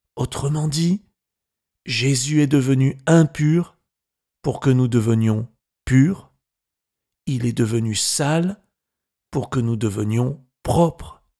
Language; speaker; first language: French; native; French